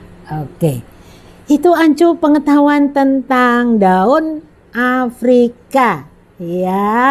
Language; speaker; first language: Indonesian; native; Indonesian